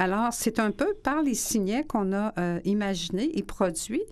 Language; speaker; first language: French; native; French